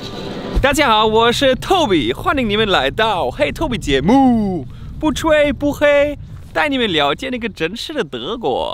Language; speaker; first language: Chinese; non-native, fluent; German